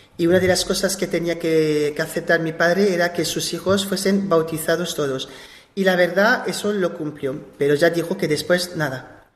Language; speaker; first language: Spanish; non-native, fluent; French